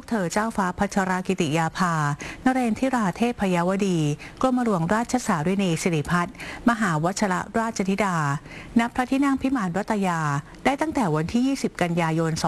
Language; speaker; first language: Thai; native; Thai